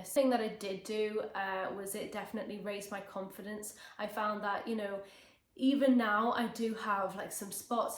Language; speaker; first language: English; native; English